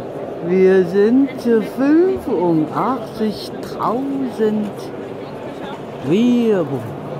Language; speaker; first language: German; non-native, learner; Chinese